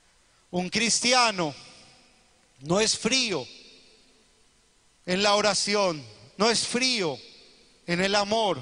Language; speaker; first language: Spanish; native; Spanish